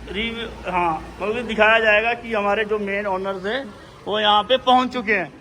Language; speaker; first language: Hindi; non-native, local second language; Punjabi